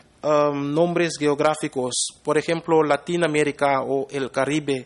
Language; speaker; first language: Spanish; non-native, fluent; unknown